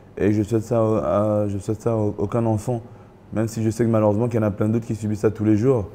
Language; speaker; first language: French; early bilingual, other home language; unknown